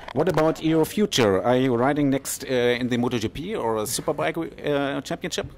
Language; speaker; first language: English; non-native, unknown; German